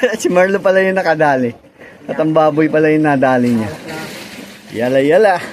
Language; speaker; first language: Filipino; non-native, local second language; Hiligaynon